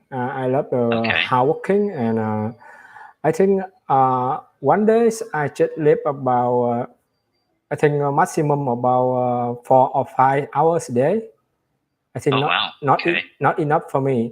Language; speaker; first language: English; non-native, learner; Vietnamese